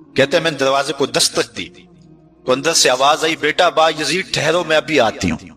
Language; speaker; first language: Urdu; non-native, local second language; Punjabi